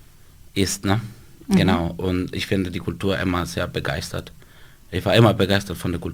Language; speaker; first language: German; non-native, fluent; Spanish